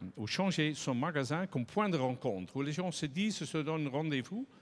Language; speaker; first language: French; non-native, fluent; Dutch